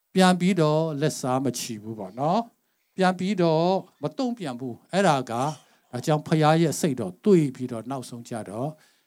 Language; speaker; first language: Burmese; non-native, local second language; Tedim Chin